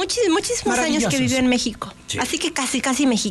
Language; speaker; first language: Spanish; native; Spanish